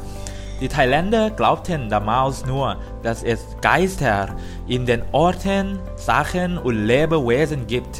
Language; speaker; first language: German; non-native, learner; Thai